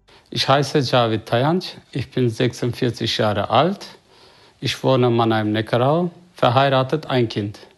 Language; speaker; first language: German; non-native, fluent; Turkish